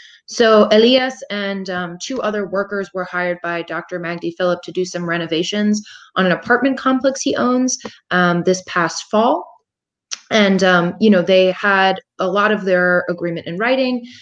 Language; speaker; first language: English; native; English